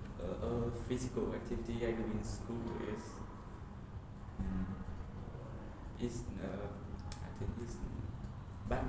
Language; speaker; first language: English; non-native, learner; Vietnamese